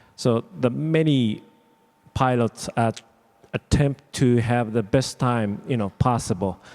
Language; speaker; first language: English; non-native, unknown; Japanese